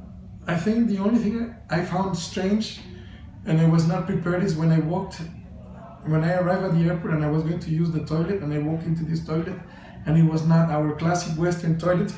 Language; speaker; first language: English; non-native, fluent; Spanish